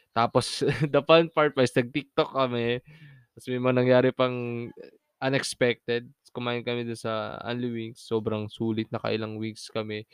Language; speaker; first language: Filipino; non-native, local second language; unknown